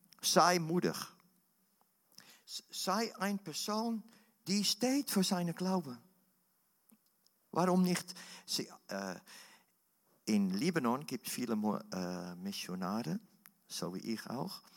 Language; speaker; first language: German; non-native, learner; Dutch